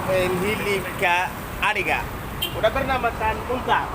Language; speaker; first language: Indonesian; non-native, learner; Somali